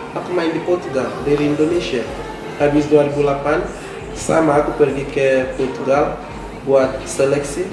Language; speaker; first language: Indonesian; non-native, fluent; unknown